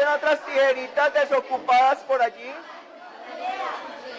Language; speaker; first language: Spanish; native; Spanish